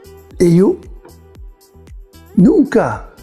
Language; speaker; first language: Spanish; non-native, fluent; Dutch